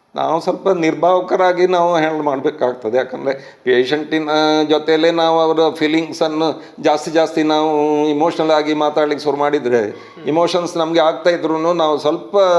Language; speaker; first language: Kannada; native; Kannada